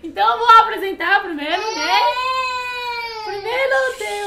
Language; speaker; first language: Portuguese; non-native, fluent; Chinese